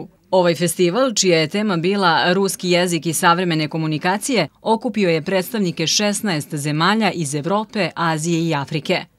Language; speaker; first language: Serbian; native; Serbian